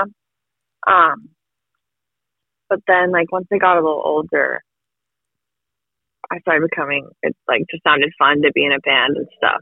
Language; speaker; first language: English; native; English